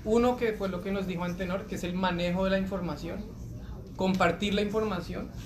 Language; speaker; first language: Spanish; native; Spanish